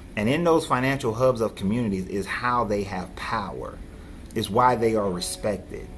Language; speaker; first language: English; native; English